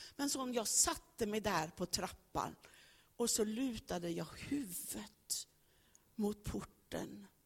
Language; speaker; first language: Swedish; native; Swedish